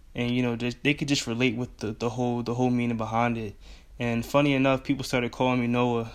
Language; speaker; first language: English; native; English